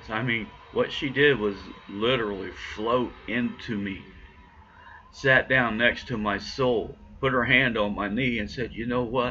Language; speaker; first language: English; native; English